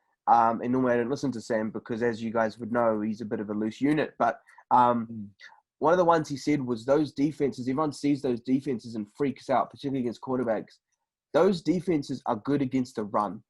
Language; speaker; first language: English; native; English